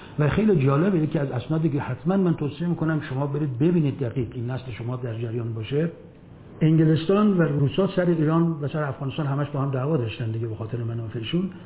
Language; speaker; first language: Persian; native; Persian